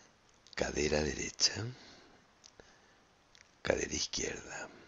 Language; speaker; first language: Spanish; native; Spanish